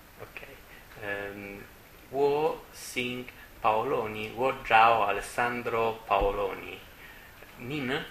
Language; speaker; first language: Chinese; non-native, learner; Italian